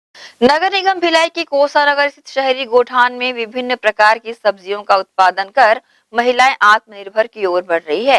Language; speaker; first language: Hindi; native; Hindi